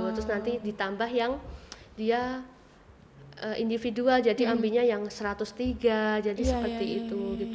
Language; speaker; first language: Indonesian; native; Indonesian